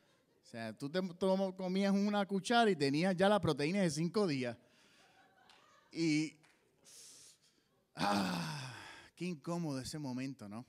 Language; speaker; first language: Spanish; native; Spanish